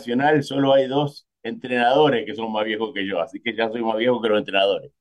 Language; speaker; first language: Spanish; native; Spanish